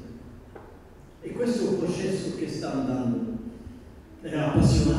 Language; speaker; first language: Italian; non-native, fluent; Dutch